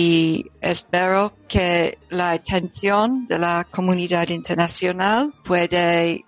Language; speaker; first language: Spanish; non-native, learner; English